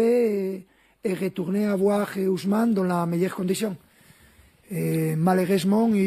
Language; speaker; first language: French; non-native, fluent; Spanish